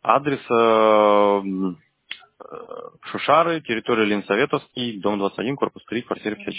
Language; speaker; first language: Russian; native; Russian